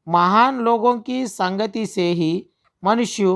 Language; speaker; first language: Hindi; non-native, local second language; Telugu